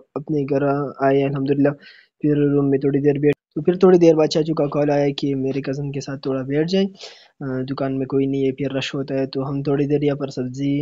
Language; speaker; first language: Hindi; native; Hindi